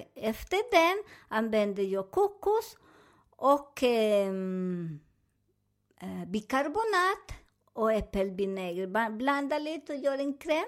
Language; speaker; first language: Swedish; non-native, learner; Spanish